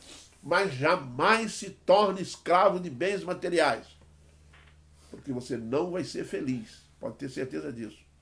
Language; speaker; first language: Portuguese; native; Portuguese